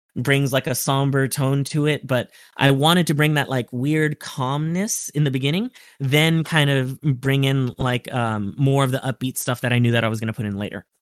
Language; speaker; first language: English; early bilingual, other home language; Spanish